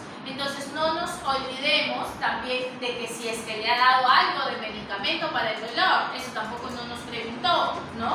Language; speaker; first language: Spanish; native; Spanish